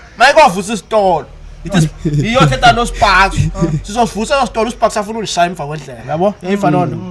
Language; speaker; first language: Zulu; non-native, local second language; Xhosa